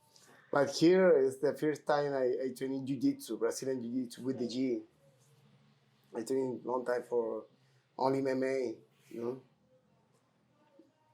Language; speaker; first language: English; non-native, learner; Spanish